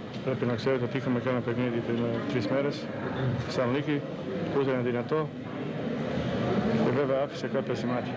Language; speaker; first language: Greek; non-native, learner; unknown